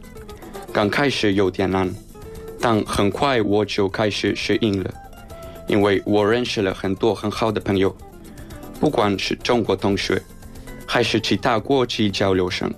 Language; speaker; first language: Chinese; non-native, learner; Spanish